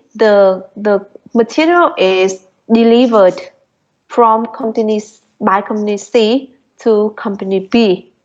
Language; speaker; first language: English; non-native, fluent; Vietnamese